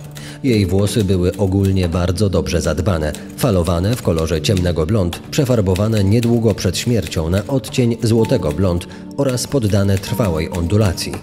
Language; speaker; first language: Polish; native; Polish